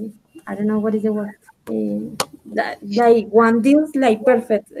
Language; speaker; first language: English; non-native, learner; Spanish